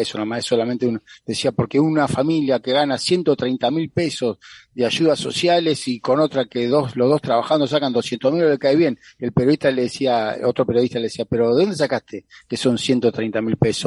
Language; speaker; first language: Spanish; native; Spanish